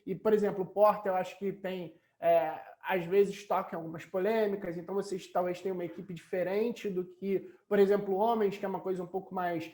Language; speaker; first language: Portuguese; native; Portuguese